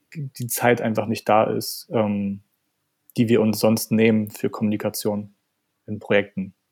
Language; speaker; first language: German; non-native, fluent; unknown